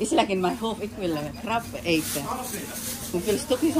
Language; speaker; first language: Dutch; non-native, learner; Indonesian